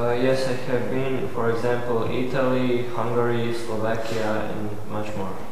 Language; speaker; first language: English; non-native, learner; Croatian